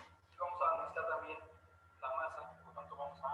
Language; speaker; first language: Spanish; native; Spanish